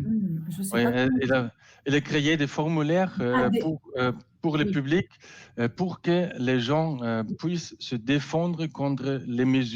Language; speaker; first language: French; non-native, learner; German